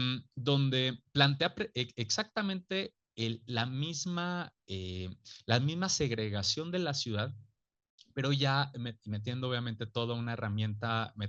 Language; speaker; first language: Spanish; native; Spanish